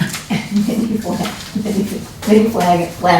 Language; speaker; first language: English; native; English